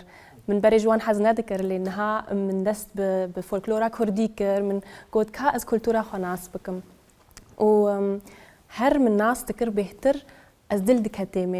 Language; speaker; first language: Kurdish; early bilingual, heritage; Kurdish